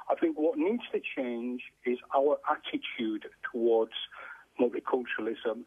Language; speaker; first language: English; native; English